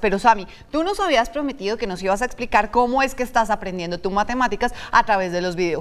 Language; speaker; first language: Spanish; native; Spanish